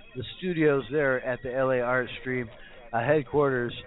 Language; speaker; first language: English; native; English